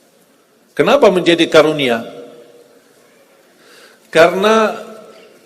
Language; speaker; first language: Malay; non-native, fluent; Arabic